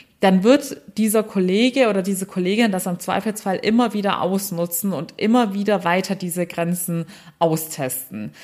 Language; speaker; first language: German; early bilingual, other home language; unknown